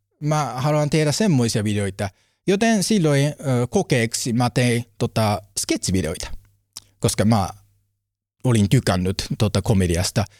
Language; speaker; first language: Finnish; non-native, learner; Japanese